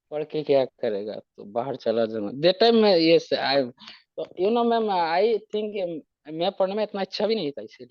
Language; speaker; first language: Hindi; non-native, local second language; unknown